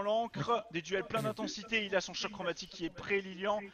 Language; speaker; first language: French; native; French